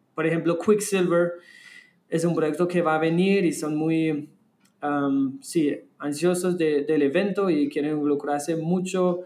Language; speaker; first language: Spanish; non-native, fluent; German